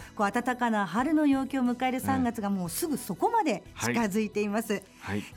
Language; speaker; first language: Japanese; native; Japanese